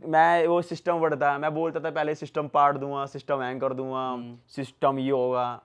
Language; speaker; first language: Hindi; native; Hindi